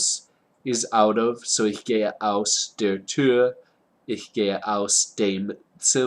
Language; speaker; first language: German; non-native, fluent; English